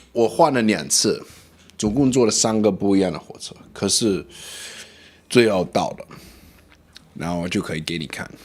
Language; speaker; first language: Chinese; non-native, learner; English